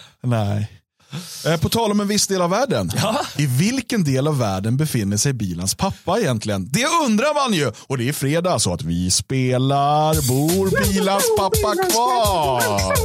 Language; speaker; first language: Swedish; native; Swedish